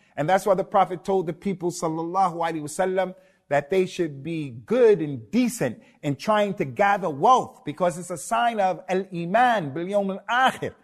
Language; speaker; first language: English; native; English